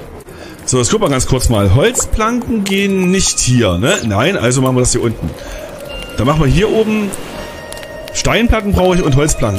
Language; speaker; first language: German; native; German